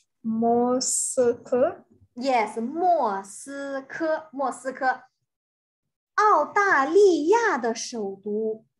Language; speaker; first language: Chinese; non-native, fluent; English